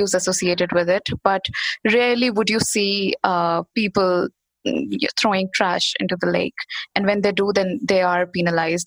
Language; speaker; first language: English; non-native, local second language; Hindi